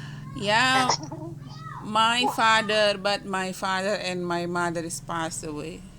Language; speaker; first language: English; non-native, learner; Indonesian